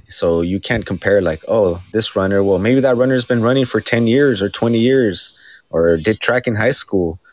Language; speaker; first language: English; native; English